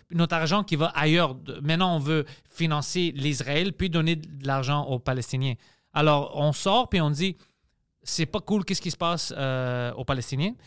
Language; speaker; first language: French; early bilingual, other home language; Greek